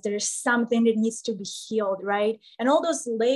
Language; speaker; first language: English; non-native, fluent; Ukrainian